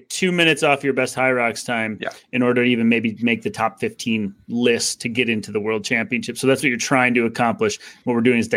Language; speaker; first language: English; native; English